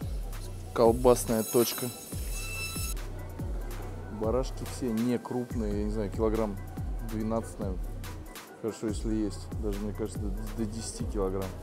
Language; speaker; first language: Russian; native; Russian